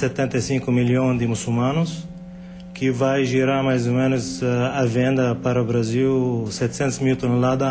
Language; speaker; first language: Portuguese; non-native, fluent; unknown